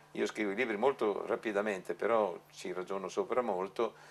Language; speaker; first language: Italian; non-native, local second language; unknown